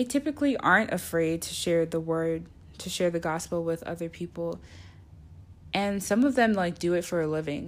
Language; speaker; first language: English; native; English